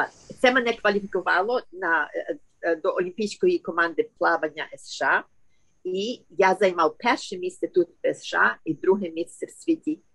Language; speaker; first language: Ukrainian; early bilingual, heritage; Ukrainian